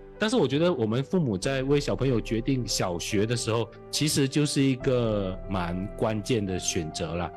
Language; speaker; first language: Chinese; native; Chinese